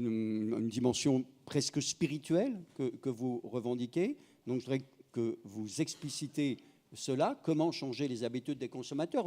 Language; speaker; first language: French; native; French